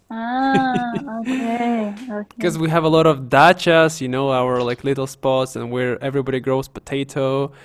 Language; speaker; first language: English; non-native, fluent; Russian